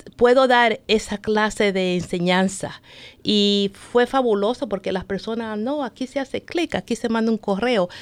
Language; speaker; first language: Spanish; native; Spanish